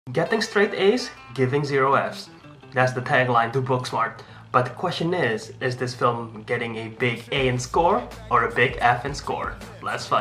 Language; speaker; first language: English; non-native, fluent; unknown